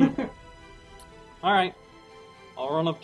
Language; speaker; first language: English; native; English